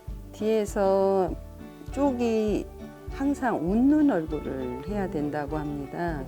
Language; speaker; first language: Korean; native; Korean